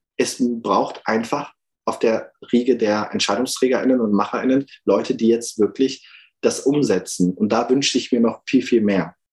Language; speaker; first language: German; early bilingual, other home language; Turkish